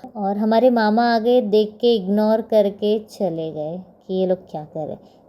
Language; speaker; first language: Hindi; non-native, local second language; Marathi